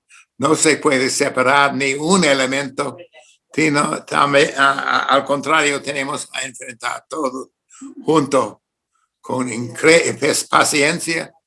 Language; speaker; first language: Spanish; non-native, fluent; English